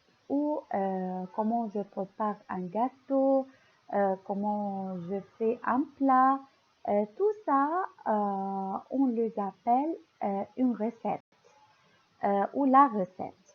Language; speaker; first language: French; non-native, local second language; Arabic